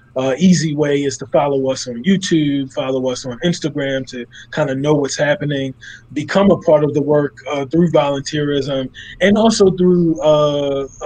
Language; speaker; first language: English; native; English